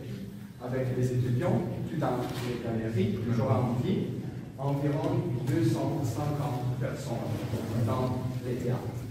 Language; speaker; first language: French; non-native, learner; Italian